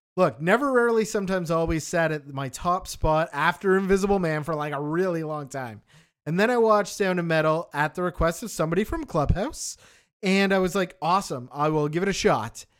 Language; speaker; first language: English; native; English